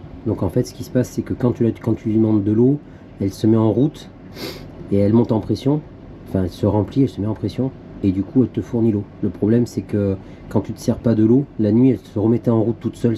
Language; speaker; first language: French; native; French